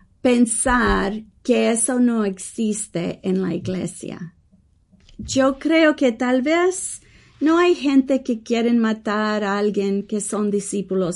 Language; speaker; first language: Spanish; early bilingual, heritage; English